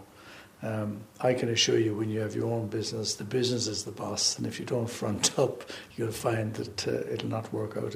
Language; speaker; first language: English; native; English